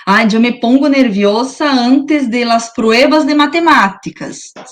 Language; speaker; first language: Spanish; non-native, learner; Portuguese